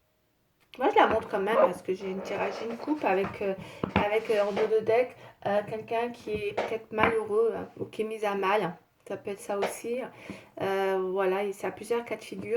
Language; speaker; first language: French; native; French